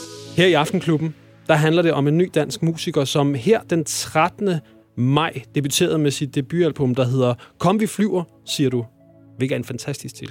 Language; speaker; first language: Danish; native; Danish